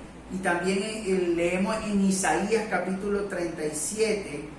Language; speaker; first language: Spanish; native; Spanish